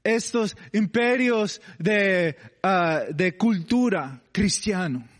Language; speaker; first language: Spanish; non-native, learner; English